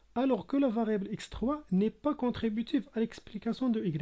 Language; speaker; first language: French; non-native, local second language; Arabic